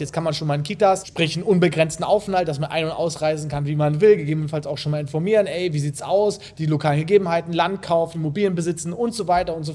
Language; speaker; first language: German; native; German